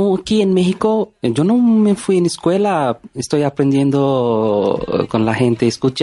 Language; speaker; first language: Spanish; non-native, learner; Bangla